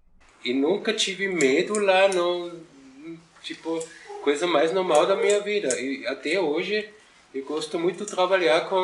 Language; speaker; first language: Portuguese; non-native, fluent; German